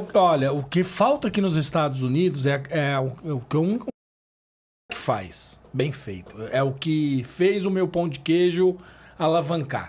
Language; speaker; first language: Portuguese; native; Portuguese